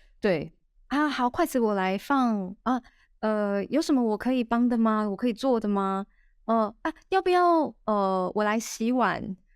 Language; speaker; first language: Chinese; native; Chinese